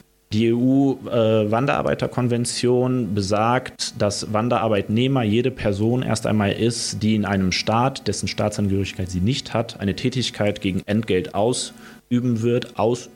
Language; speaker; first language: German; early bilingual, other home language; Romanian